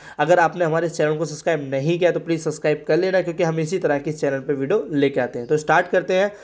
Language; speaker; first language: Hindi; native; Hindi